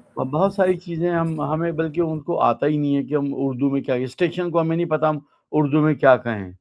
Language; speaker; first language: Urdu; native; Urdu